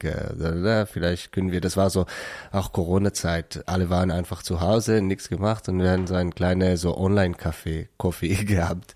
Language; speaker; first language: German; non-native, learner; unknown